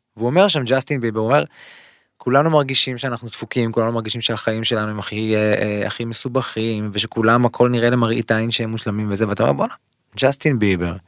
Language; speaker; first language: Hebrew; native; Hebrew